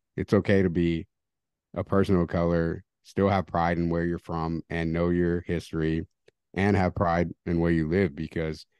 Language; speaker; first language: English; early bilingual, other home language; Spanish